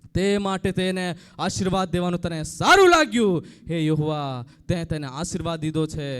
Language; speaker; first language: Gujarati; native; Gujarati